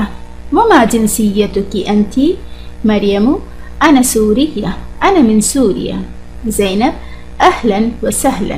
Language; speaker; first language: Arabic; non-native, fluent; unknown